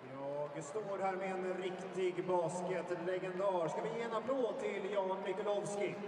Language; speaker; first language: Swedish; native; Swedish